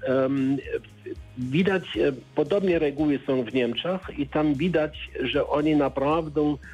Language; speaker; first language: Polish; non-native, learner; German